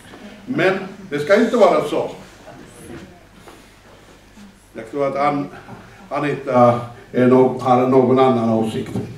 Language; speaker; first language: Swedish; non-native, fluent; Finnish